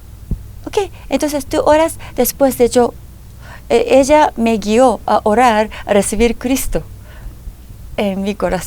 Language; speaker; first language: Spanish; non-native, fluent; Japanese